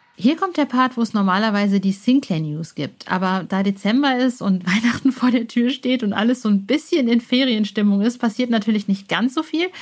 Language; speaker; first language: German; native; German